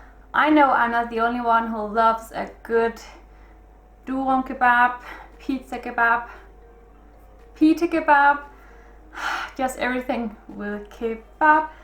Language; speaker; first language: English; non-native, fluent; Danish